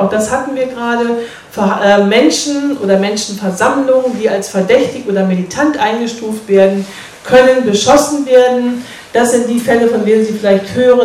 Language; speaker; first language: German; native; German